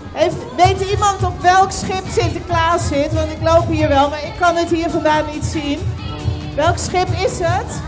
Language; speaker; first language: Dutch; native; Dutch